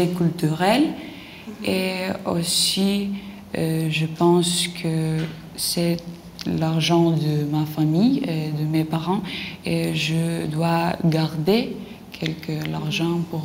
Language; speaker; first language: French; non-native, learner; Lithuanian